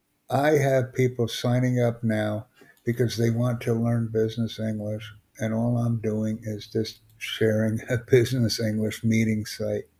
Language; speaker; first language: English; native; English